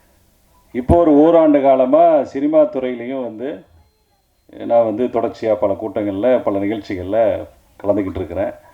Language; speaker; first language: Tamil; native; Tamil